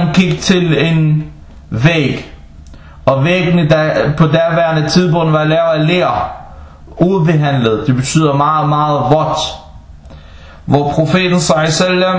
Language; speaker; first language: Danish; non-native, local second language; Arabic